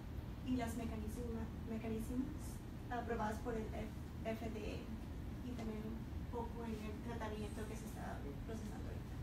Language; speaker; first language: Spanish; early bilingual, heritage; Spanish